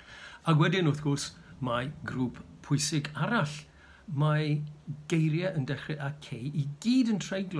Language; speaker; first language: Welsh; native; Welsh